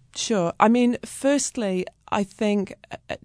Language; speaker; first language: English; native; English